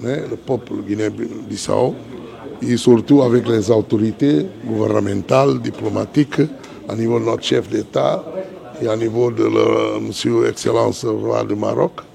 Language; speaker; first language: French; non-native, fluent; Portuguese